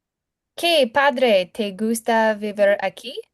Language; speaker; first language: Spanish; non-native, learner; English